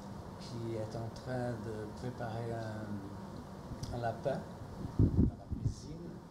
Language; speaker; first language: French; non-native, fluent; Portuguese